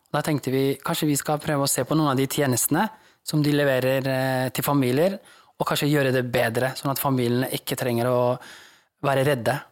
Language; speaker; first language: Norwegian; early bilingual, other home language; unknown